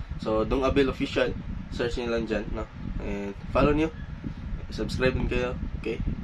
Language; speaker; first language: Filipino; non-native, local second language; Cebuano